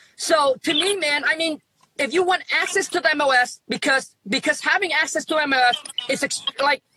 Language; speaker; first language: English; early bilingual, other home language; Vietnamese